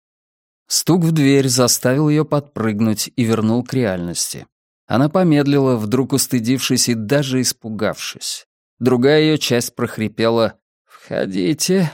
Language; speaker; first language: Russian; native; Russian